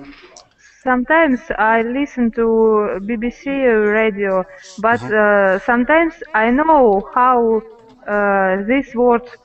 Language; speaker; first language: English; non-native, learner; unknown